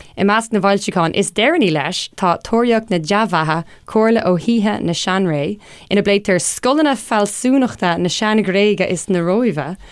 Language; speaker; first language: Irish; non-native, local second language; English